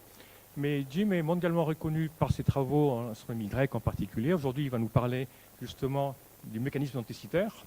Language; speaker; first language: French; native; French